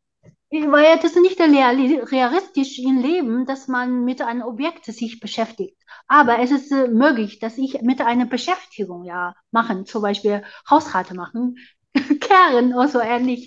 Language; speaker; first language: German; non-native, fluent; Chinese